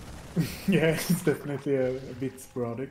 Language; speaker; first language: English; non-native, fluent; Swedish